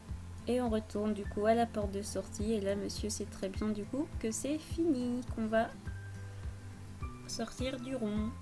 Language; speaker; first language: French; native; French